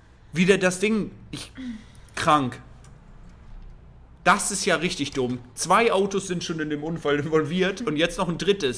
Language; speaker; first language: German; native; German